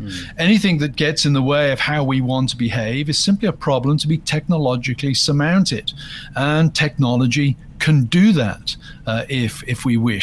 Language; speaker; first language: English; native; English